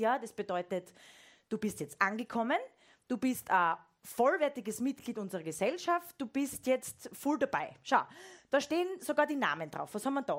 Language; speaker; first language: German; native; German